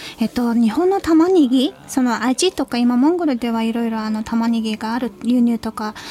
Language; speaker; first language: Japanese; non-native, fluent; Mongolian